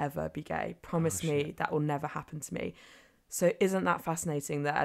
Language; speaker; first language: English; native; English